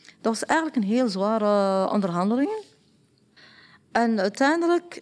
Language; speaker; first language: Dutch; non-native, learner; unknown